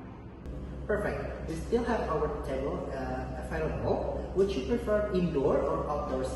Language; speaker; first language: English; non-native, learner; Indonesian